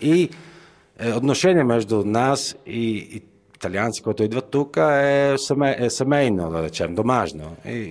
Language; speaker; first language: Bulgarian; non-native, fluent; Italian